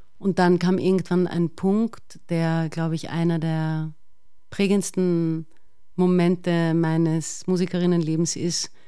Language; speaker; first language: German; native; German